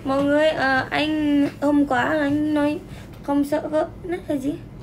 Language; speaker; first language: Vietnamese; non-native, learner; Indonesian